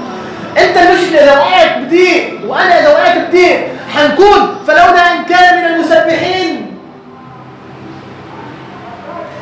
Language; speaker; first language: Arabic; native; Arabic